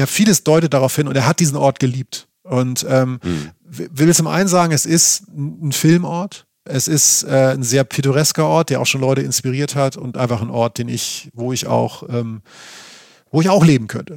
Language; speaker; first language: German; native; German